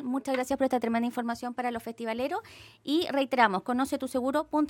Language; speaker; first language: Spanish; native; Spanish